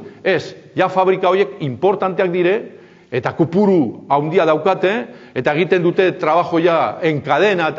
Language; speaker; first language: Basque; native; Basque